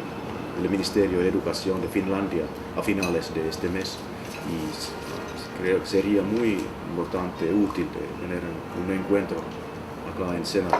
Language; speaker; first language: Spanish; non-native, fluent; Finnish